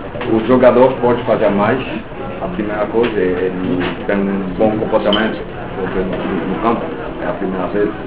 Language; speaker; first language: Portuguese; non-native, local second language; French